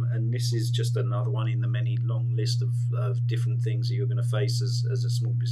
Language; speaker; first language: English; native; English